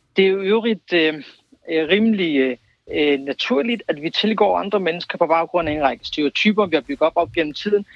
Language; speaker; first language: Danish; early bilingual, other home language; Kurdish